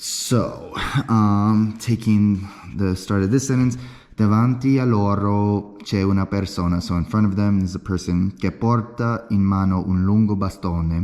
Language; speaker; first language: Italian; non-native, learner; English